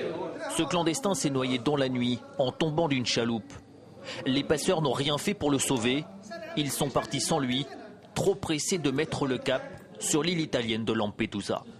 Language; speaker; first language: French; native; French